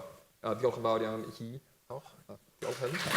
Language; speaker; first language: Welsh; non-native, fluent; Spanish